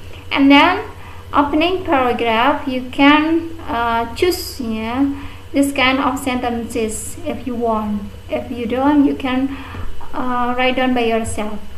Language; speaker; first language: English; non-native, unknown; Indonesian